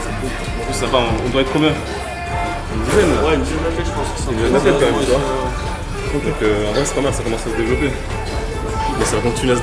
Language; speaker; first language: French; native; French